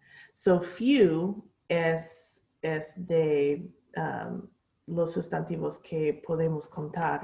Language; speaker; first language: Spanish; non-native, fluent; English